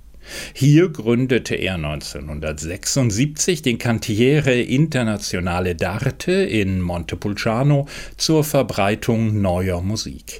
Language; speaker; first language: German; native; German